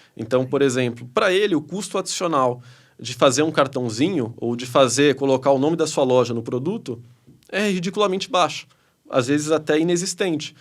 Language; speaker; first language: Portuguese; early bilingual, other home language; Spanish